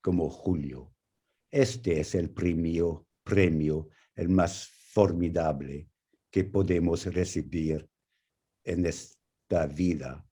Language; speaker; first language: Spanish; non-native, fluent; English